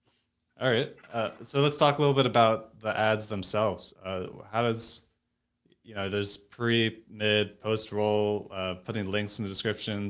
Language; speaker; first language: English; native; English